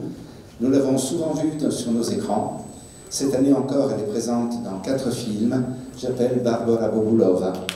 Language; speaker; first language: French; native; French